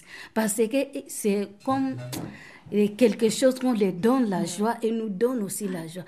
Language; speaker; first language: French; non-native, fluent; Tamil